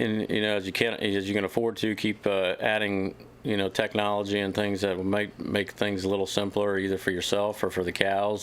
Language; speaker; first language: English; native; English